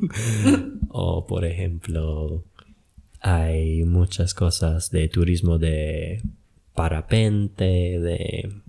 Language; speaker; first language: Spanish; non-native, fluent; English